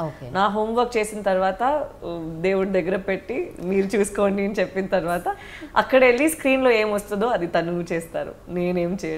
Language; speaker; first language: Telugu; non-native, learner; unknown